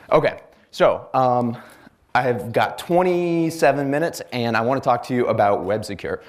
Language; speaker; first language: English; native; English